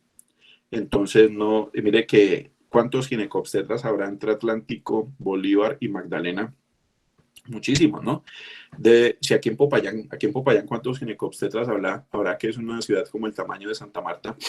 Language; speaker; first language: Spanish; native; Spanish